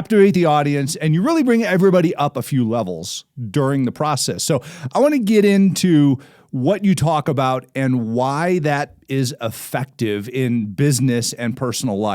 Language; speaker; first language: English; native; English